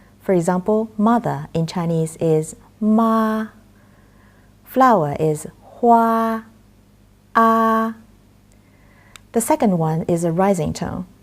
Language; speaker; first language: English; non-native, fluent; Chinese